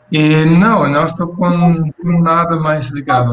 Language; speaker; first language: Portuguese; non-native, fluent; English